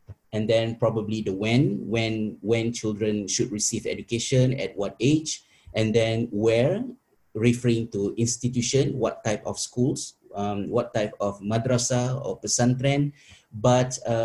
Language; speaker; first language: English; non-native, local second language; Malay